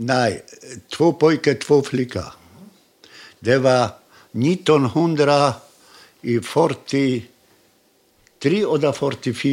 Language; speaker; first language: Swedish; non-native, learner; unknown